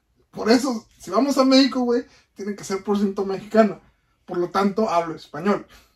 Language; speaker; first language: Spanish; early bilingual, other home language; English